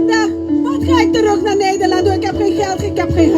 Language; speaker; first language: Dutch; non-native, local second language; Papiamento